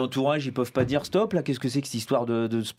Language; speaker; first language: French; native; French